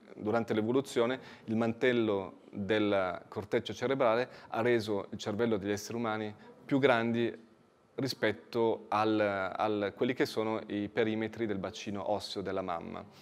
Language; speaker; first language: Italian; native; Italian